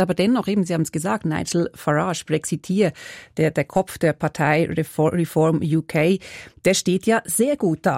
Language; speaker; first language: German; native; German